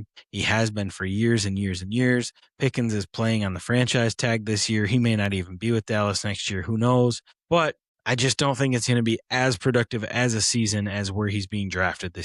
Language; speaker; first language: English; native; English